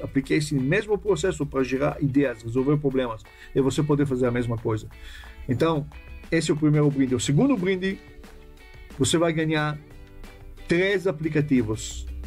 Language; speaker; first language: Portuguese; non-native, fluent; Hebrew